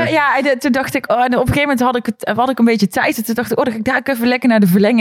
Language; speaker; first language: Dutch; native; Dutch